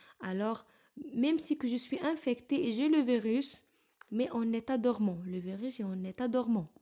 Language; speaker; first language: French; non-native, local second language; Arabic